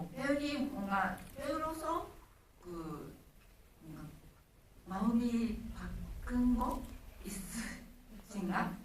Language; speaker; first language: Korean; non-native, learner; Japanese